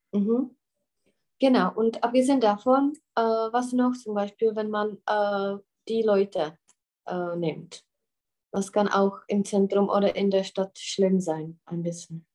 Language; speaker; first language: German; non-native, fluent; Czech